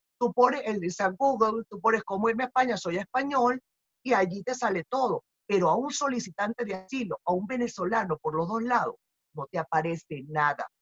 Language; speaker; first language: Spanish; native; Spanish